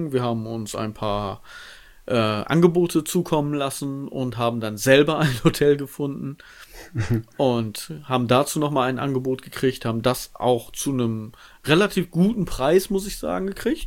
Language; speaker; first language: German; native; German